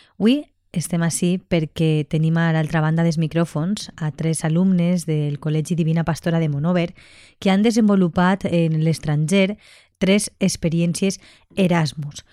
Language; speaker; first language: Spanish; non-native, local second language; Catalan